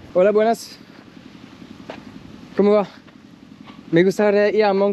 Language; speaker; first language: Spanish; non-native, learner; French